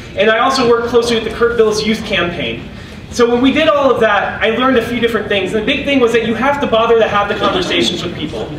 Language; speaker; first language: English; native; English